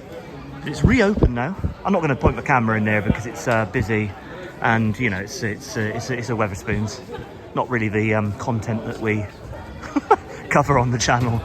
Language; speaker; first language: English; native; English